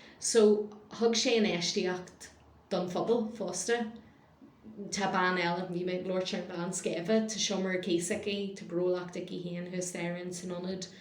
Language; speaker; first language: Irish; non-native, local second language; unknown